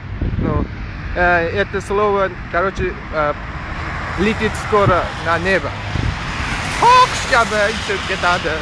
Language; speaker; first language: Russian; non-native, learner; Uzbek